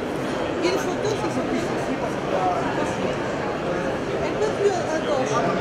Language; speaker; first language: French; non-native, fluent; Italian